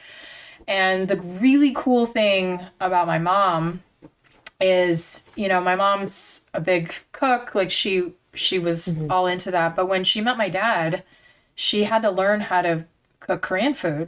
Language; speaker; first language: English; early bilingual, other home language; Korean